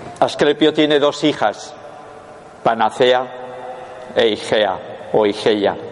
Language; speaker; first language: Spanish; non-native, local second language; Basque